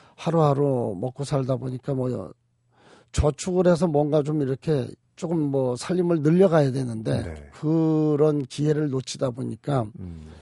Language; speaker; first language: Korean; native; Korean